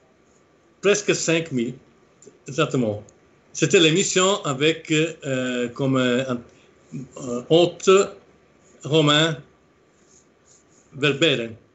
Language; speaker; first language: French; non-native, fluent; Italian